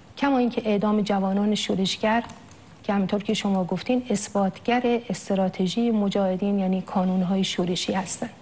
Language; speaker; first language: Persian; native; Persian